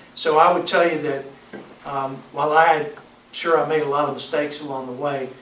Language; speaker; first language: English; native; English